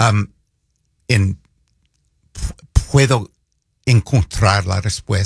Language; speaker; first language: Spanish; non-native, fluent; English